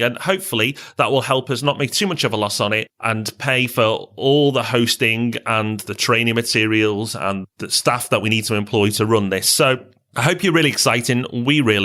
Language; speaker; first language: English; native; English